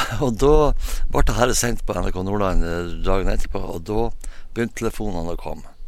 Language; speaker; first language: Norwegian; native; Norwegian